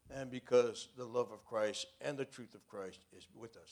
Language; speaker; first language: English; native; English